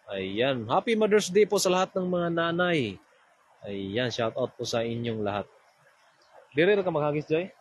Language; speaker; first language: Filipino; non-native, local second language; Cebuano